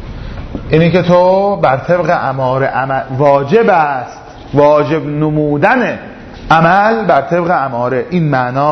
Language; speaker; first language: Persian; native; Persian